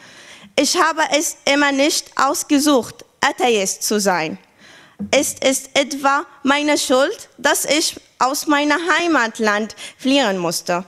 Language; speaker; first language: German; non-native, learner; Arabic